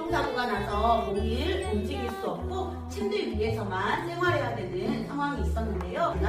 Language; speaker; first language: Korean; native; Korean